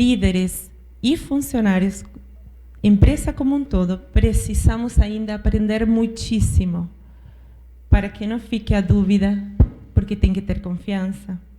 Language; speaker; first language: Portuguese; non-native, fluent; Spanish